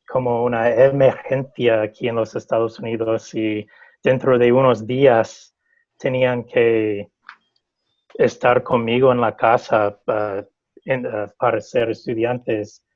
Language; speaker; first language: Spanish; non-native, fluent; English